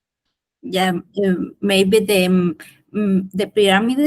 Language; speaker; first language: English; non-native, learner; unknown